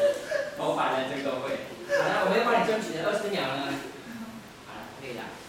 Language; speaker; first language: Chinese; native; Chinese